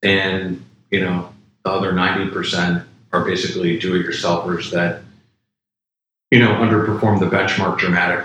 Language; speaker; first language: English; native; English